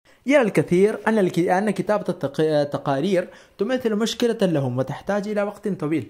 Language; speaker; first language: Arabic; non-native, fluent; Malayalam